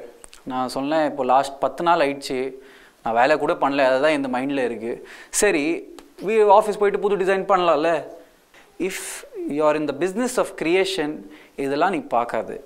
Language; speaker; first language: Tamil; non-native, local second language; Hindi